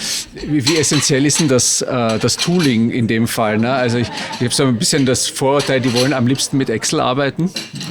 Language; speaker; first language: German; native; German